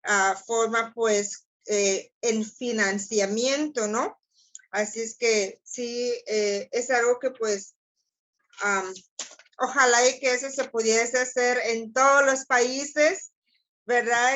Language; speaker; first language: Spanish; non-native, local second language; English